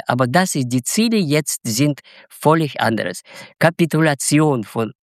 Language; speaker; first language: German; non-native, learner; Russian